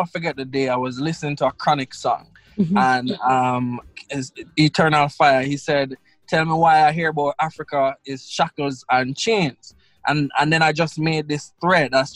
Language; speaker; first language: English; non-native, local second language; Krio